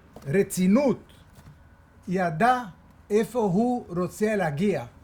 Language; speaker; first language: Hebrew; non-native, fluent; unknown